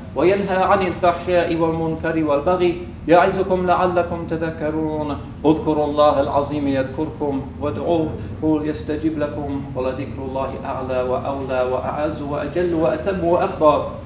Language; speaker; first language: Arabic; non-native, fluent; English